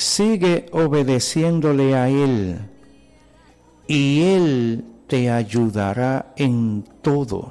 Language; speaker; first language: Spanish; native; Spanish